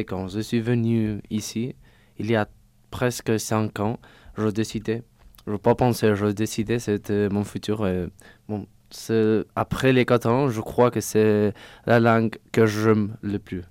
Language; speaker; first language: French; non-native, fluent; Spanish